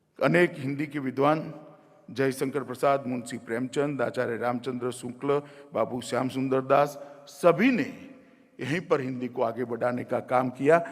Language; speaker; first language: Hindi; non-native, local second language; Gujarati